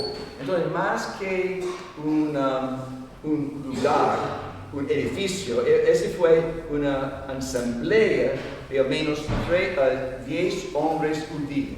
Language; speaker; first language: Spanish; non-native, fluent; English